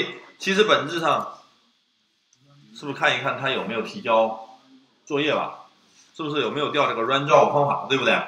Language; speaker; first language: Chinese; native; Chinese